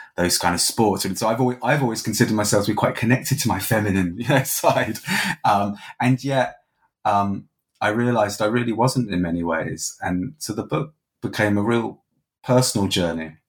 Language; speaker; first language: English; native; English